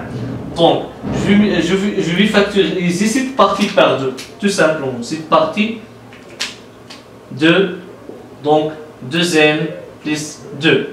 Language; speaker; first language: French; non-native, local second language; Arabic